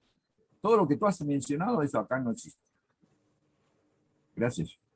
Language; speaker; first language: Spanish; native; Spanish